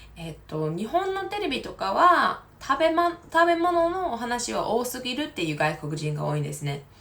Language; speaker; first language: Japanese; non-native, fluent; English